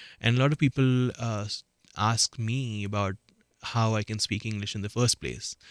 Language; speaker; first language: English; non-native, local second language; Marathi